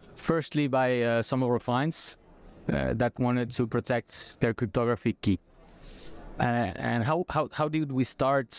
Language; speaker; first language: English; non-native, fluent; French